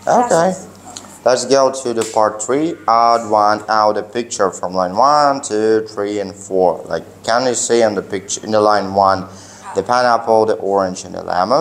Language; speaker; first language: English; non-native, learner; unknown